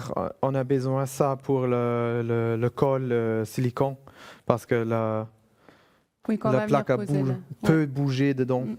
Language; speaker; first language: French; non-native, fluent; German